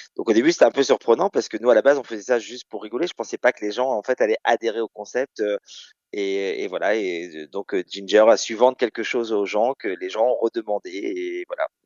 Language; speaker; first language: French; native; French